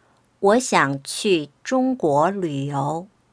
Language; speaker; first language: Chinese; non-native, fluent; Korean